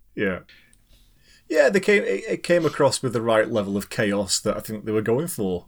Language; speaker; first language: English; native; English